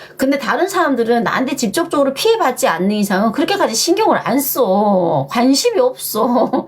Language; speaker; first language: Korean; native; Korean